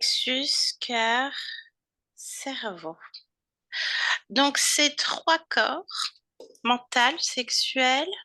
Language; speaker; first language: French; native; French